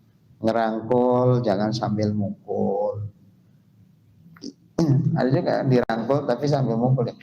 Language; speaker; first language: Indonesian; native; Indonesian